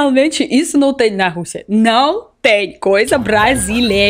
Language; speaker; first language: Portuguese; non-native, learner; Russian